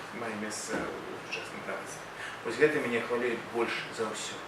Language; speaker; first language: Belarusian; non-native, local second language; Russian